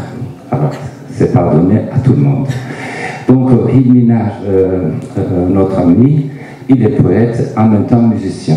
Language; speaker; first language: French; non-native, fluent; Turkish